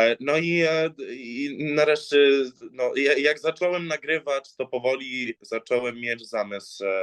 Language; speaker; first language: Polish; early bilingual, heritage; English